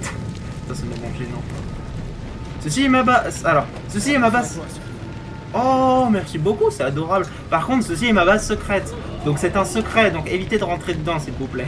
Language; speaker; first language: French; native; French